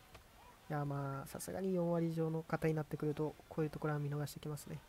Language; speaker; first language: Japanese; native; Japanese